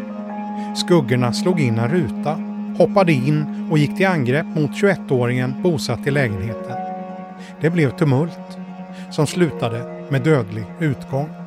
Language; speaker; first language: Swedish; native; Swedish